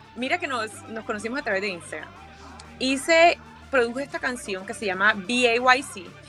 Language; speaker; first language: Spanish; native; Spanish